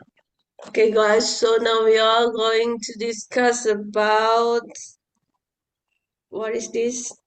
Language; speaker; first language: English; non-native, fluent; Indonesian